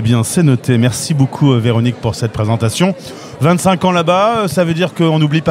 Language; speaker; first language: French; native; French